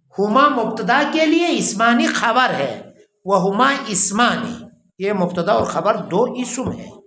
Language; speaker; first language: Urdu; non-native, local second language; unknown